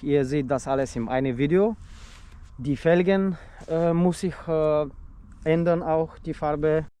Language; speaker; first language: German; non-native, learner; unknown